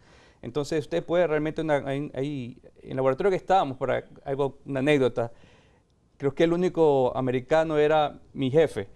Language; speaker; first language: Spanish; native; Spanish